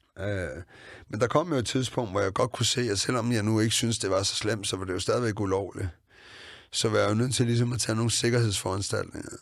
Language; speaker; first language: Danish; native; Danish